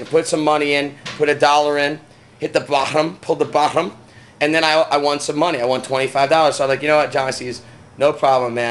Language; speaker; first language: English; native; English